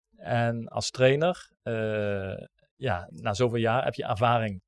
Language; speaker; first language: Dutch; native; Dutch